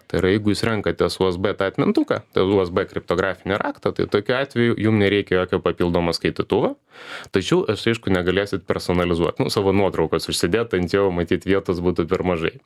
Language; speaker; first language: Lithuanian; native; Lithuanian